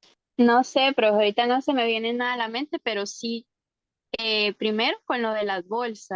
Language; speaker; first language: Spanish; native; Spanish